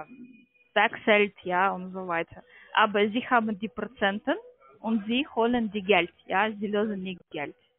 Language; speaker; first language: German; non-native, learner; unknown